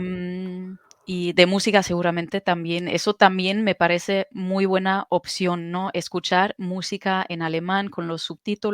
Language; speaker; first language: Spanish; non-native, fluent; German